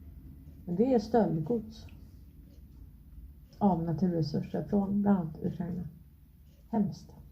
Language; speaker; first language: Swedish; native; Swedish